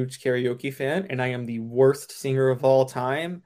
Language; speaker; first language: English; native; English